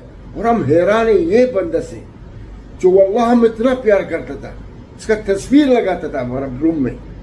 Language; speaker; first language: Hindi; non-native, fluent; Arabic